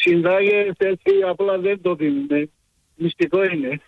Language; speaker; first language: Greek; early bilingual, heritage; Greek